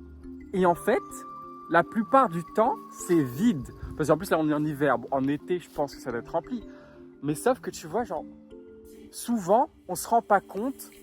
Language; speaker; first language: French; native; French